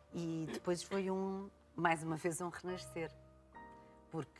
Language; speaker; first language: Portuguese; native; Portuguese